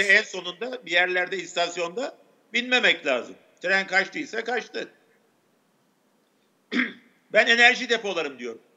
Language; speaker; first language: Turkish; native; Turkish